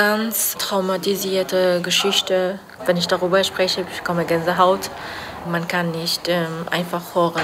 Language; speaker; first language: German; non-native, fluent; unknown